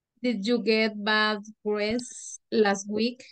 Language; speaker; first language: English; non-native, learner; Spanish